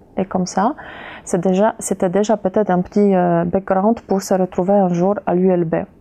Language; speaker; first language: French; non-native, fluent; Polish